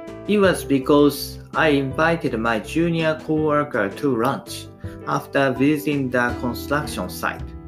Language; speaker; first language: English; non-native, learner; Japanese